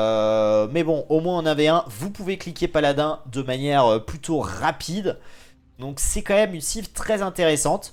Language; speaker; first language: French; native; French